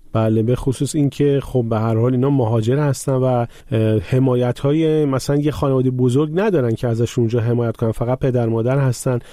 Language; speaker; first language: Persian; native; Persian